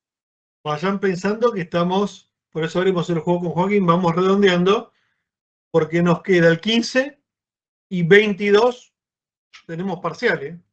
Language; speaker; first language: Spanish; native; Spanish